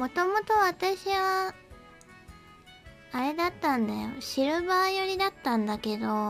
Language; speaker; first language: Japanese; native; Japanese